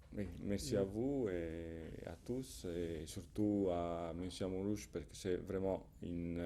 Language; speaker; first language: French; non-native, fluent; Italian